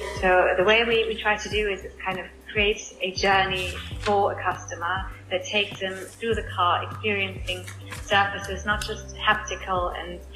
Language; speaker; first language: English; non-native, fluent; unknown